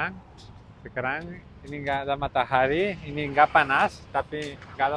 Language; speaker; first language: Indonesian; non-native, learner; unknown